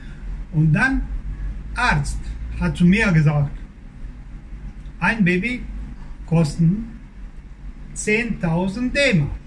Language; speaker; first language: German; non-native, learner; Croatian